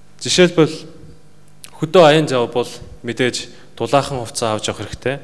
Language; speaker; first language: Mongolian; native; Mongolian